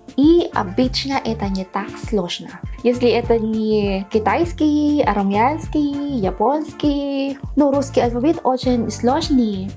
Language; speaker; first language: Russian; non-native, learner; Filipino